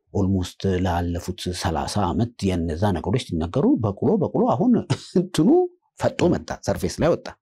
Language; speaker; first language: Amharic; native; Amharic